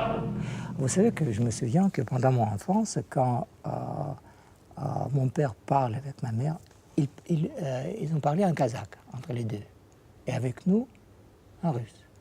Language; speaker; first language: French; non-native, fluent; Russian